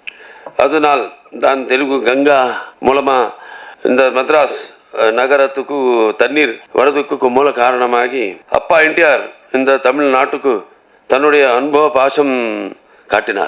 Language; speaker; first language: Tamil; non-native, local second language; Telugu